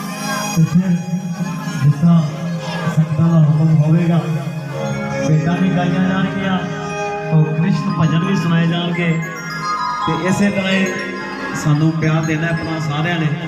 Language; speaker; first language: Hindi; non-native, local second language; Punjabi